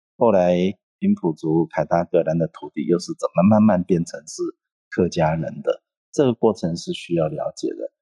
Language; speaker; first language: Chinese; non-native, local second language; Hakka Chinese